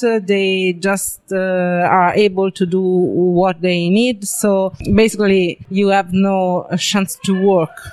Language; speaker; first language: English; non-native, learner; Italian